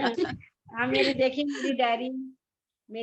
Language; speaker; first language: Hindi; native; Hindi